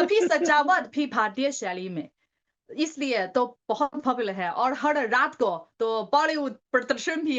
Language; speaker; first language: Hindi; non-native, learner; Chinese